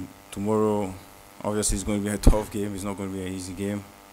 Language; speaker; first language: English; early bilingual, other home language; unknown